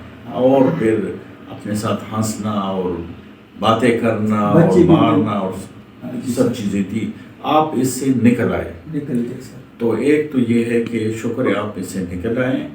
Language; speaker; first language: Urdu; native; Urdu